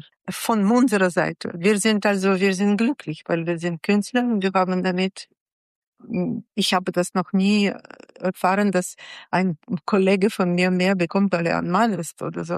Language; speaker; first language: German; non-native, fluent; Russian